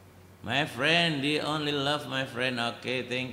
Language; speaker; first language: English; non-native, learner; Indonesian